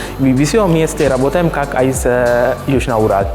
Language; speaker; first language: Russian; non-native, learner; Sinhala